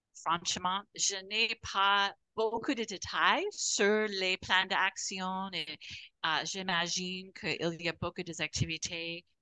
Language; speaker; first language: French; non-native, fluent; English